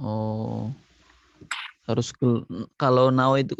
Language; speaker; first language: Indonesian; native; Indonesian